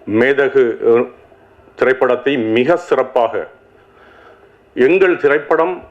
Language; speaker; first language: Tamil; native; Tamil